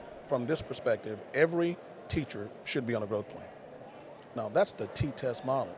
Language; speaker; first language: English; native; English